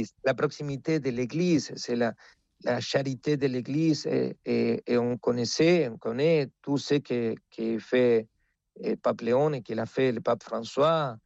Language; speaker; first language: French; non-native, fluent; Spanish